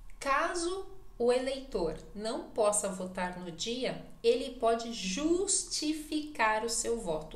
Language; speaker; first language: Portuguese; native; Portuguese